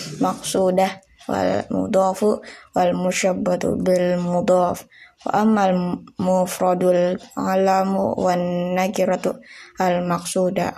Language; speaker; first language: Arabic; non-native, learner; Indonesian